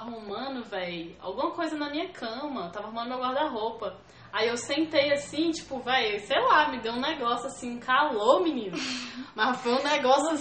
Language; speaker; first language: Portuguese; native; Portuguese